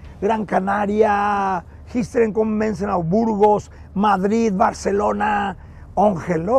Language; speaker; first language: Dutch; non-native, learner; Spanish